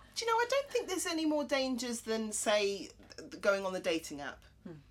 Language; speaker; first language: English; native; English